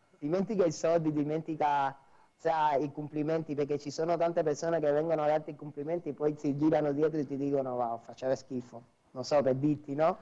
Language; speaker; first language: Italian; non-native, fluent; Spanish